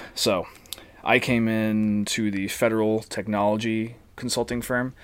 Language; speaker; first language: English; native; English